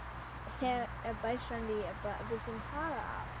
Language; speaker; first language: German; non-native, learner; English